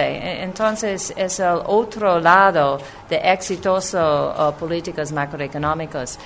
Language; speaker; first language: Spanish; non-native, fluent; English